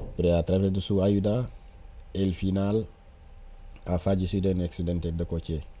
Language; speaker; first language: Spanish; non-native, fluent; Wolof